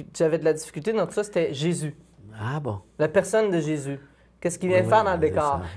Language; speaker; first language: French; native; French